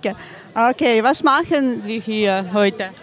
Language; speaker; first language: German; non-native, learner; Ukrainian